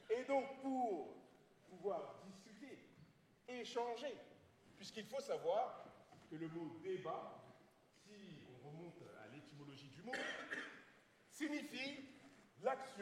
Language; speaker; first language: French; native; French